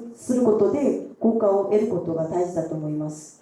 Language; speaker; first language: Japanese; non-native, fluent; Korean